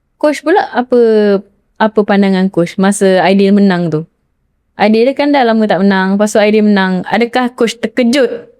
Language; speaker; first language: Malay; native; Malay